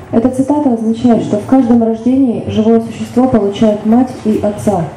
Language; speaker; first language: Russian; native; Russian